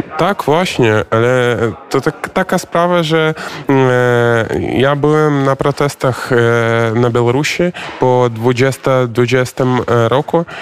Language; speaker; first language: Polish; non-native, learner; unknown